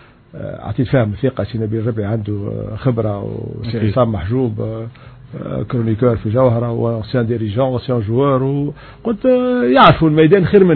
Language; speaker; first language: Arabic; native; Arabic